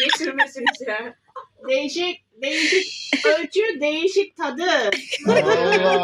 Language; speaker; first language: Turkish; non-native, learner; Indonesian